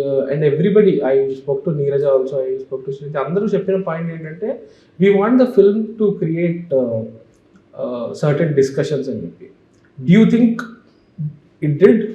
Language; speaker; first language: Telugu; native; Telugu